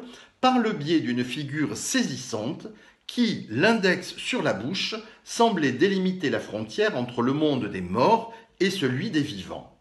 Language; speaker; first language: French; native; French